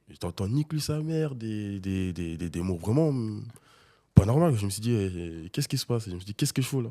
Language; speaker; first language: French; early bilingual, other home language; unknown